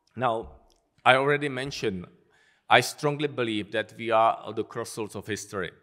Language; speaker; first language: English; non-native, fluent; Czech